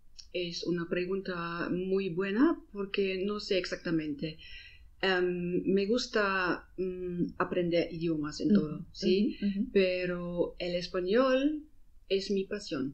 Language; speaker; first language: Spanish; non-native, learner; German